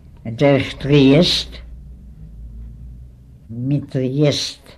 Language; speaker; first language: Hebrew; non-native, fluent; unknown